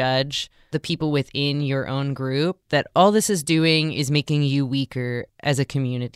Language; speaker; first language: English; native; English